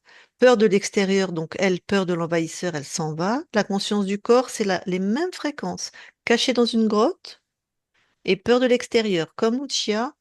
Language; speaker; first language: French; native; French